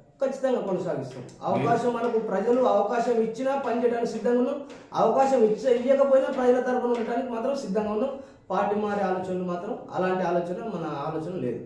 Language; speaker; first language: Telugu; native; Telugu